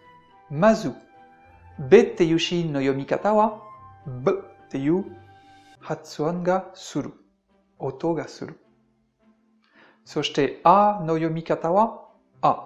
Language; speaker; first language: Japanese; non-native, fluent; French